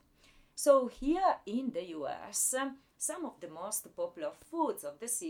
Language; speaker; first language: English; non-native, fluent; Italian